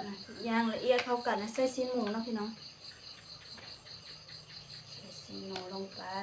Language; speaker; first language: Thai; non-native, local second language; Lao